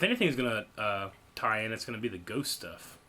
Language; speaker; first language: English; native; English